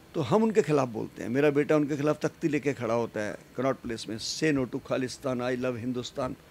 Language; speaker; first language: Hindi; native; Hindi